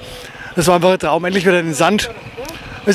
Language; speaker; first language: German; native; German